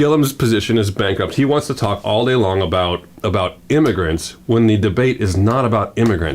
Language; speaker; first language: English; native; English